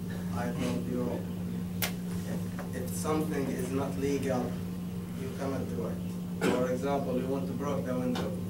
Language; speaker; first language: English; non-native, learner; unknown